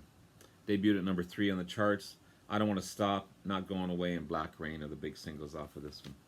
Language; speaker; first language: English; native; English